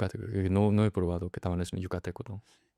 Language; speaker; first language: Spanish; non-native, learner; Korean